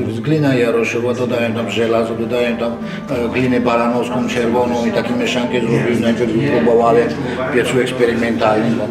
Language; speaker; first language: Polish; non-native, fluent; Georgian